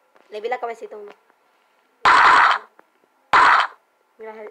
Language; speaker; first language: Spanish; native; Spanish